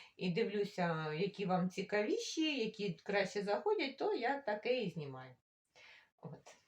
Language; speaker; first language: Ukrainian; non-native, local second language; Russian